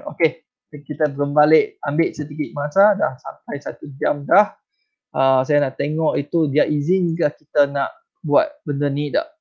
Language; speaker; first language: Malay; non-native, local second language; Chinese